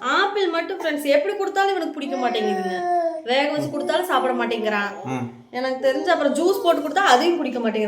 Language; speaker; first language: Tamil; native; Tamil